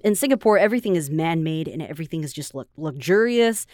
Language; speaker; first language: English; non-native, fluent; Chinese